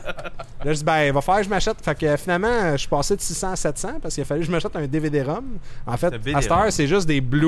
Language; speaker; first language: French; native; French